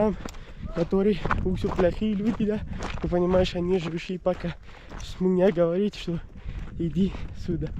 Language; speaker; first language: Russian; non-native, learner; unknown